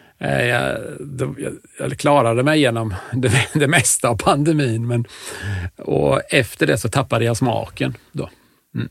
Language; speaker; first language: Swedish; native; Swedish